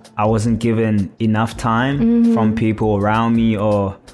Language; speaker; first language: English; non-native, fluent; Thai